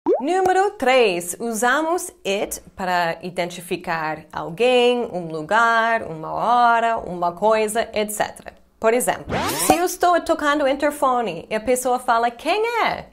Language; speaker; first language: Portuguese; non-native, fluent; English